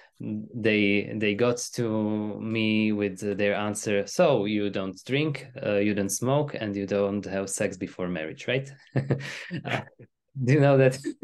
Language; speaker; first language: English; non-native, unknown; Slovak